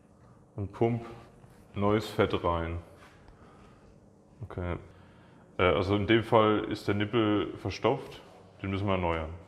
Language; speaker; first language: German; native; German